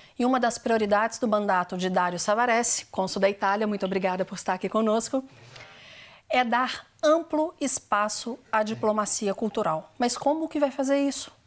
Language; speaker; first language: Portuguese; native; Portuguese